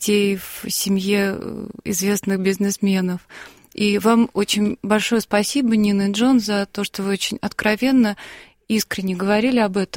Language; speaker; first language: Russian; native; Russian